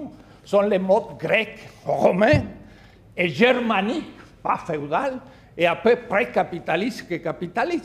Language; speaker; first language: French; non-native, fluent; Spanish